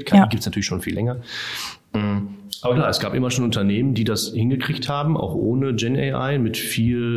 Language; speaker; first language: German; native; German